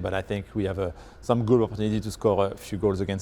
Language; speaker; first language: English; non-native, fluent; French